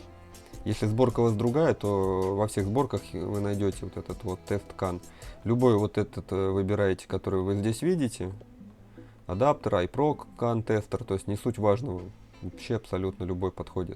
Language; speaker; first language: Russian; native; Russian